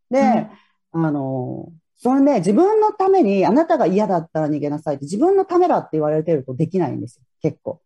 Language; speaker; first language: Japanese; native; Japanese